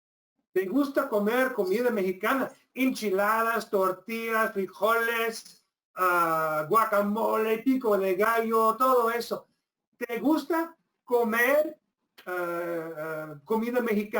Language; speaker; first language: Spanish; non-native, fluent; English